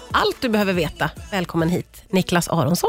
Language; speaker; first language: Swedish; native; Swedish